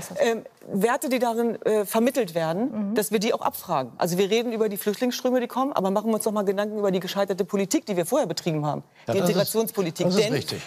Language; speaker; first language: German; native; German